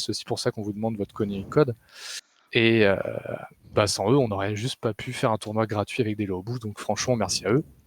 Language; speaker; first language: French; native; French